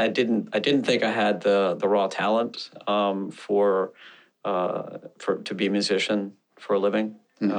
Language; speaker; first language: English; native; English